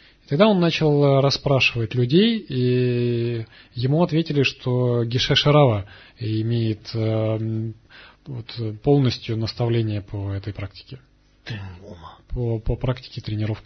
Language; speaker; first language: Russian; native; Russian